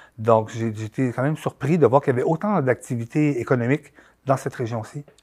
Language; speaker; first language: French; native; French